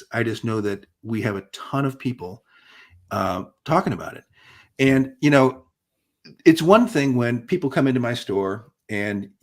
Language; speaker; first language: English; native; English